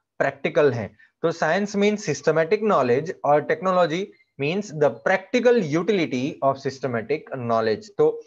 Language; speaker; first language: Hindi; non-native, local second language; Gujarati